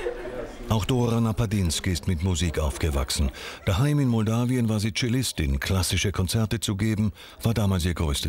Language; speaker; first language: German; native; German